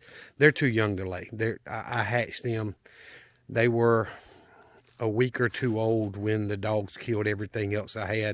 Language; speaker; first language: English; native; English